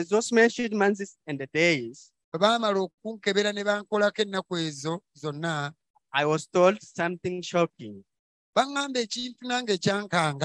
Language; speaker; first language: English; non-native, fluent; Oromo